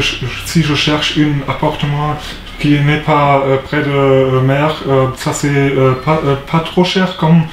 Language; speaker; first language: French; non-native, learner; German